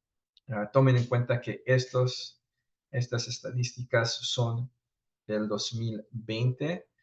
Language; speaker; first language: Spanish; early bilingual, heritage; Spanish